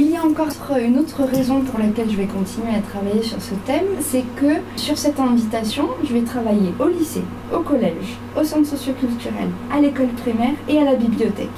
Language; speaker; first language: French; native; French